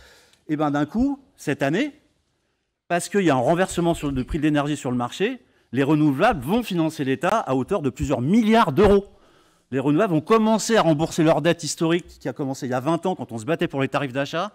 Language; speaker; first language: French; native; French